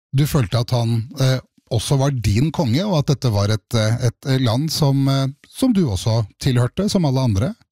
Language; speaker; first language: Norwegian; native; Norwegian